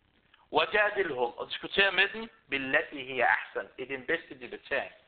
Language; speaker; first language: Danish; non-native, fluent; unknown